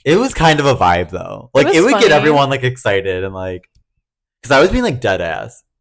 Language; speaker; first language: English; native; English